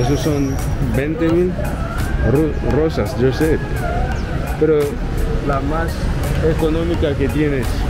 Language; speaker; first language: Spanish; non-native, learner; English